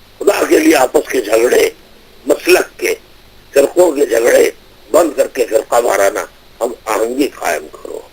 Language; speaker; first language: Urdu; native; Urdu